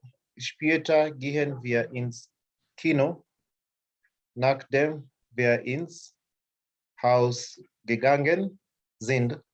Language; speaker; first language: German; non-native, learner; English